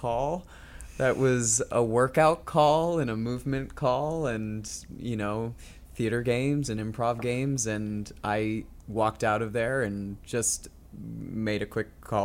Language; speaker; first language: English; native; English